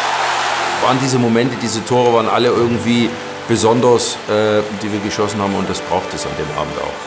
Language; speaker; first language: German; native; German